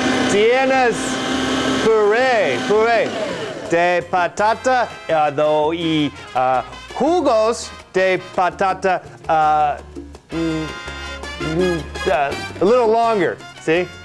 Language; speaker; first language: Spanish; non-native, learner; English